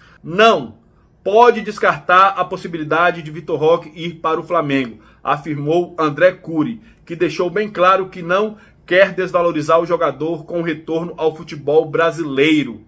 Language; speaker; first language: Portuguese; native; Portuguese